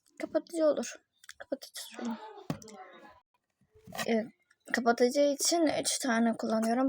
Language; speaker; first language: Turkish; native; Turkish